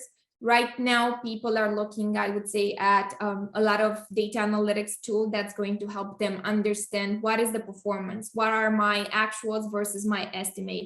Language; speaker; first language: English; non-native, fluent; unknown